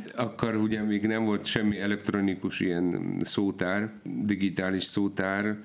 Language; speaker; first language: Hungarian; non-native, fluent; Polish